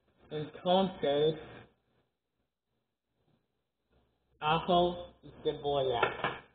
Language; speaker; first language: Spanish; non-native, learner; English